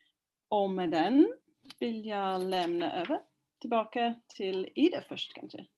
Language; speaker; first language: Swedish; non-native, fluent; English